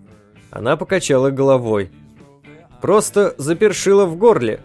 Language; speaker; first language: Russian; native; Russian